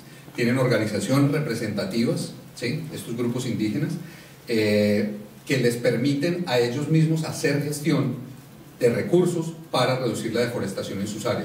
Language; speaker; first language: Spanish; native; Spanish